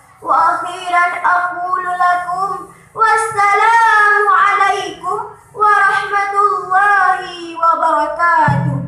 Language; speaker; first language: Arabic; non-native, learner; Achinese